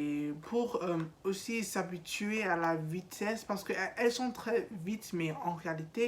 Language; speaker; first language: French; non-native, learner; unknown